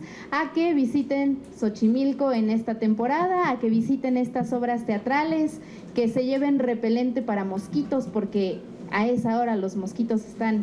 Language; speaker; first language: Spanish; native; Spanish